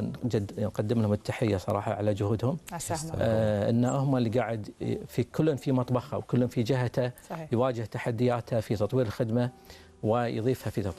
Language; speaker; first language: Arabic; native; Arabic